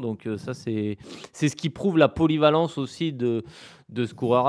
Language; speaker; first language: French; native; French